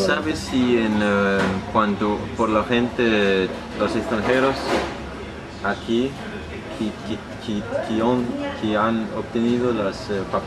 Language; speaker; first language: Spanish; non-native, learner; Danish